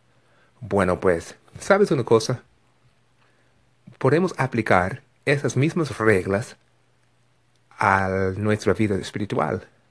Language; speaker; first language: Spanish; non-native, fluent; English